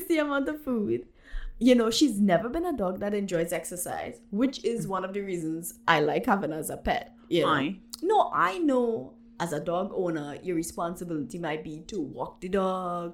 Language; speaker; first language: English; native; English